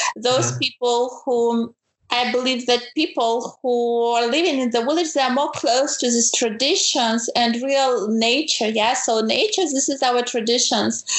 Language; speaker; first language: English; non-native, fluent; Ukrainian